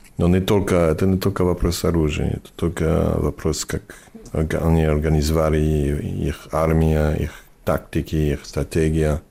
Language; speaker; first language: Russian; non-native, fluent; English